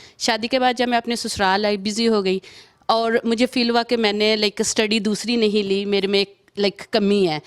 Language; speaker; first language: Urdu; native; Urdu